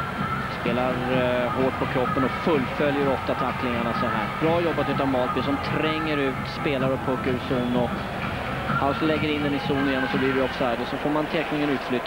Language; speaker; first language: Swedish; native; Swedish